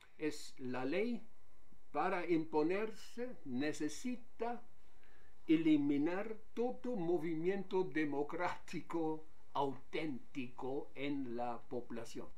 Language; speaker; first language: Spanish; non-native, fluent; German